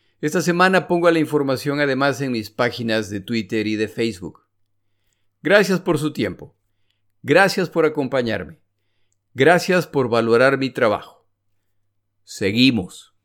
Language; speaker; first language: Spanish; native; Spanish